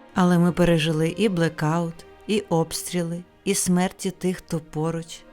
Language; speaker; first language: Ukrainian; non-native, local second language; Russian